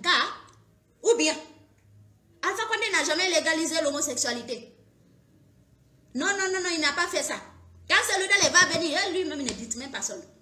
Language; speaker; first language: French; non-native, local second language; Fula